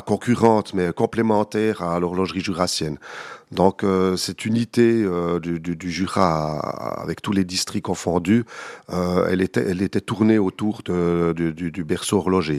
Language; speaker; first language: French; native; French